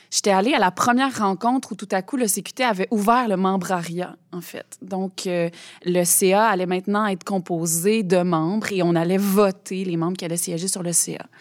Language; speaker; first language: French; native; French